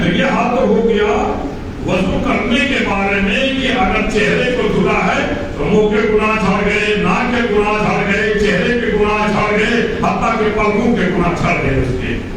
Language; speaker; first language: Urdu; native; Urdu